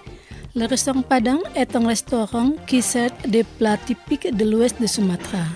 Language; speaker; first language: French; non-native, fluent; Indonesian